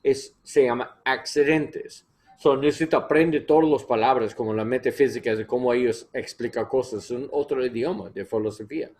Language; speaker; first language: Spanish; non-native, learner; English